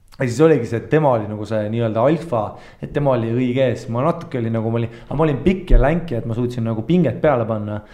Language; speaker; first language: Estonian; early bilingual, heritage; Estonian